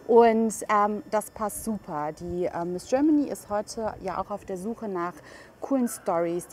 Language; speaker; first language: German; early bilingual, other home language; Albanian